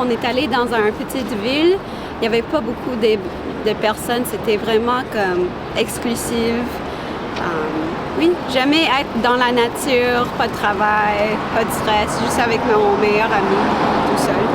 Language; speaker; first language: French; early bilingual, other home language; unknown